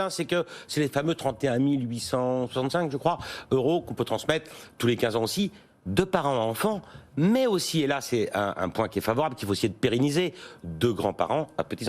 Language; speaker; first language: French; native; French